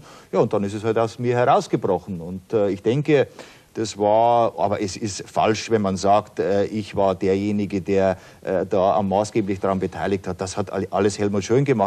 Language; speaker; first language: German; native; German